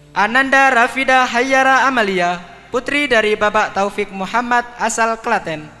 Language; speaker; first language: Indonesian; native; Indonesian